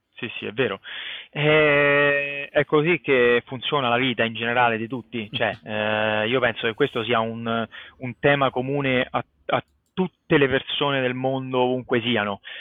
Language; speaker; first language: Italian; native; Italian